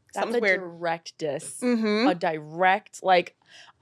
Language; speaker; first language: English; native; English